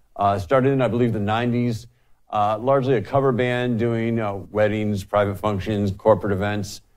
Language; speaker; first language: English; native; English